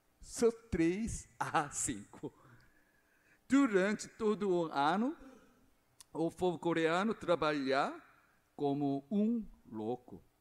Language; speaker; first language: Portuguese; non-native, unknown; Korean